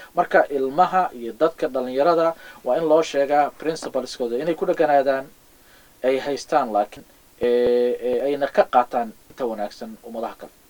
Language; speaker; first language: Somali; native; Somali